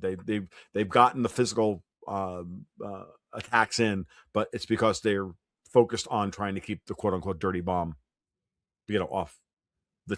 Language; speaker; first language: English; native; English